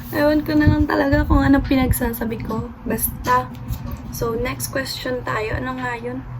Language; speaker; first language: Filipino; non-native, local second language; Cebuano